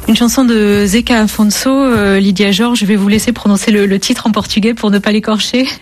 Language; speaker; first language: French; native; French